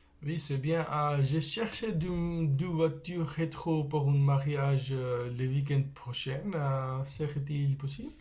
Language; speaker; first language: French; non-native, fluent; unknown